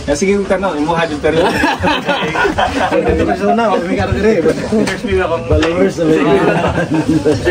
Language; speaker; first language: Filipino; non-native, local second language; Cebuano